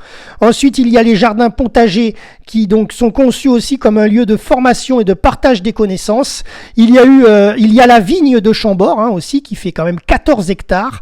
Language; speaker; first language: French; native; French